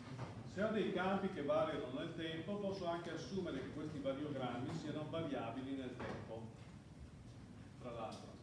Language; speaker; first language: Italian; native; Italian